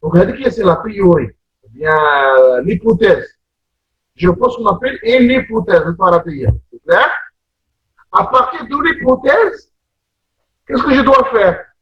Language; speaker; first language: French; non-native, local second language; Arabic